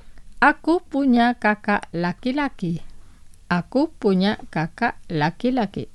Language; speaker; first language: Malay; non-native, fluent; Spanish